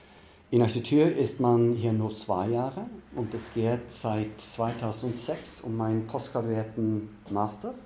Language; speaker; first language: German; non-native, fluent; Norwegian